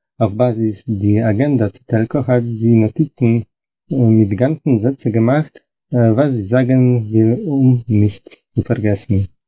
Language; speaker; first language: German; non-native, fluent; Polish